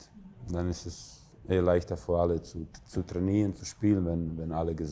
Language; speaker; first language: German; non-native, fluent; Croatian